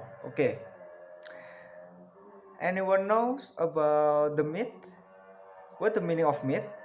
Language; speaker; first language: English; non-native, learner; Indonesian